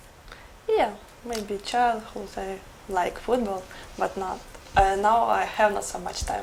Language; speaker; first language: English; non-native, learner; Ukrainian